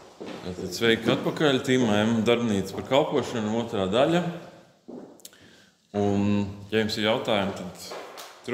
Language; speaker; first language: Latvian; native; Latvian